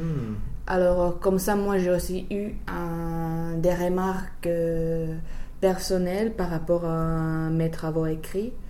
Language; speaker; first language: French; non-native, fluent; Finnish